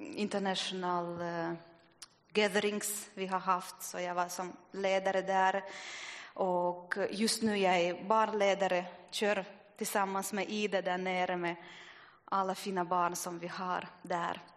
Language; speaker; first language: Swedish; non-native, fluent; Russian